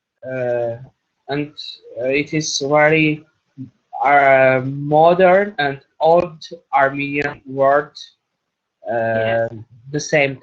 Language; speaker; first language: English; non-native, learner; Armenian